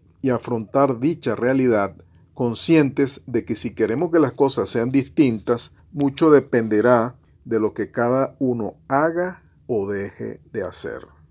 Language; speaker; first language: Spanish; native; Spanish